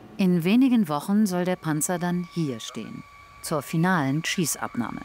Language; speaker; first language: German; native; German